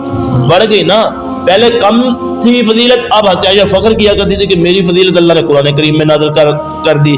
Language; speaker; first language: Urdu; native; Urdu